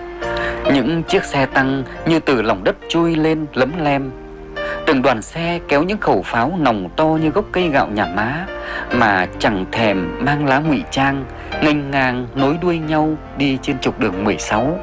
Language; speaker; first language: Vietnamese; native; Vietnamese